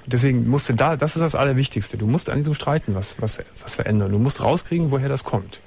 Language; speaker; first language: German; native; German